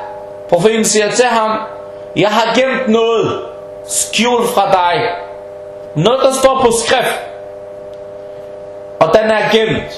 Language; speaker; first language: Danish; early bilingual, heritage; Danish